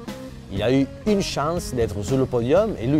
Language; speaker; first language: French; non-native, fluent; Italian